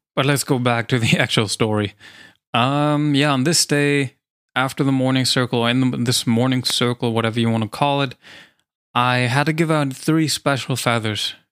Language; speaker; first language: English; non-native, fluent; German